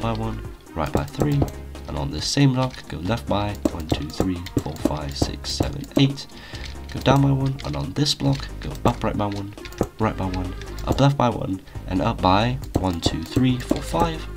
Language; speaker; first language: English; native; English